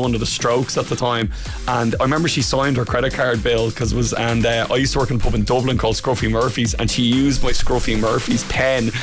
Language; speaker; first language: English; native; English